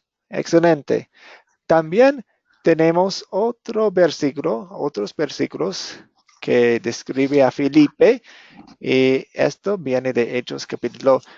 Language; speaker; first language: Spanish; non-native, fluent; English